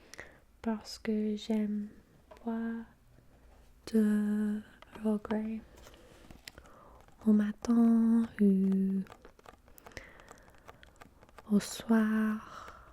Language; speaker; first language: French; non-native, fluent; English